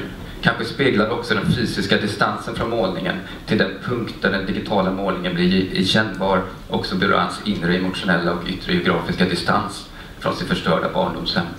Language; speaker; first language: Swedish; native; Swedish